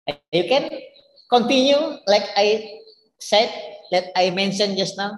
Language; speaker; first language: English; non-native, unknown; Indonesian